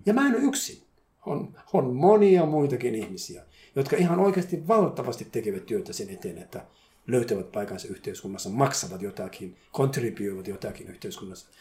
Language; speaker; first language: Finnish; non-native, fluent; Somali